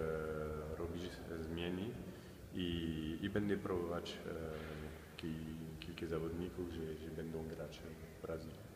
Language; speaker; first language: Polish; non-native, learner; French